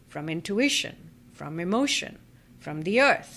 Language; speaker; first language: English; non-native, local second language; Bangla